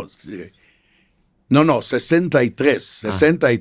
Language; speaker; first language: Spanish; non-native, fluent; Hebrew